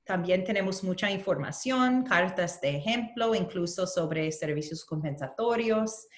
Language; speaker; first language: Spanish; early bilingual, heritage; Spanish